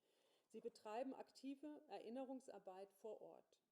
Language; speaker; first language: German; native; German